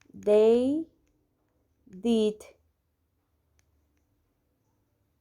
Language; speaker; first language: English; non-native, learner; Spanish